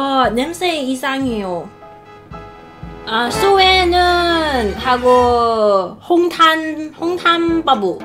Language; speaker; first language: Korean; non-native, learner; Cantonese